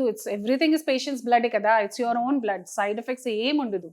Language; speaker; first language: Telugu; non-native, local second language; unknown